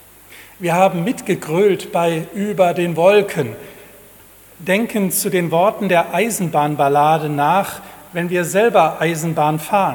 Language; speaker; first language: German; native; German